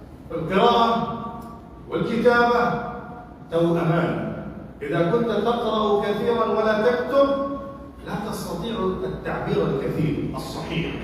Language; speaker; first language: Arabic; non-native, fluent; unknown